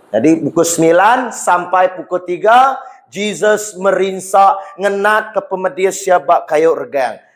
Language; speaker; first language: Malay; non-native, local second language; Iban